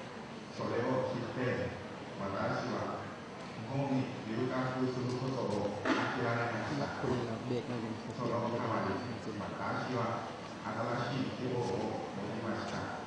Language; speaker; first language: Japanese; non-native, learner; Lao